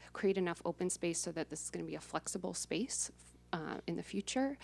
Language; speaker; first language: English; native; English